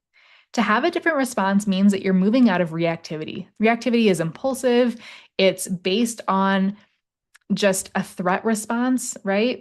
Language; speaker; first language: English; native; English